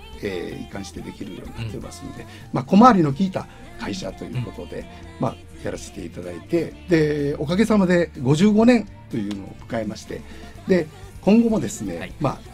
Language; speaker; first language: Japanese; native; Japanese